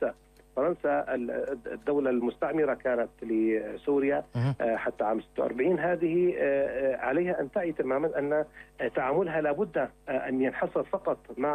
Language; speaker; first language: Arabic; native; Arabic